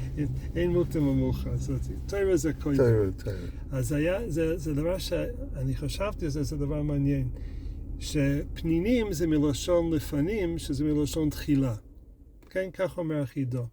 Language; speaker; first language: Hebrew; non-native, fluent; English